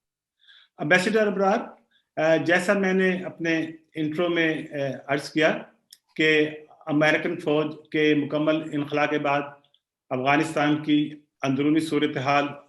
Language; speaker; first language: Urdu; native; Urdu